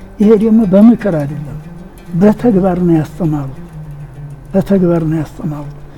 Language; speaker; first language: Amharic; native; Amharic